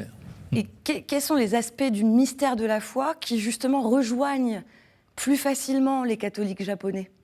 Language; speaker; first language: French; native; French